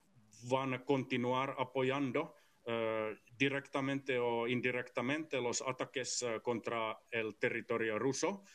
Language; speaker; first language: Spanish; non-native, fluent; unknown